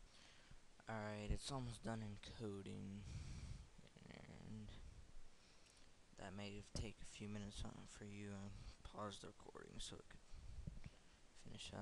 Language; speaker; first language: English; native; English